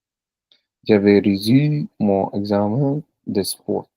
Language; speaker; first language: French; non-native, learner; Punjabi